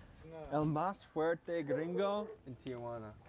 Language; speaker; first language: Spanish; non-native, learner; English